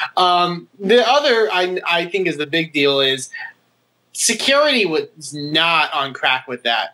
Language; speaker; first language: English; native; English